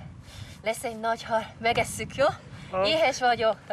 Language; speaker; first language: Hungarian; non-native, fluent; Korean